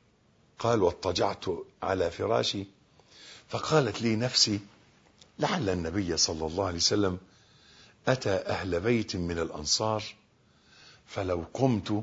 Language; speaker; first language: Arabic; native; Arabic